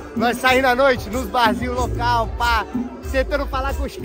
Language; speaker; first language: Portuguese; native; Portuguese